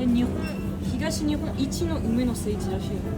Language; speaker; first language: Japanese; non-native, fluent; French